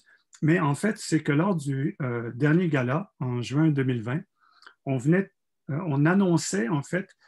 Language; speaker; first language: French; native; French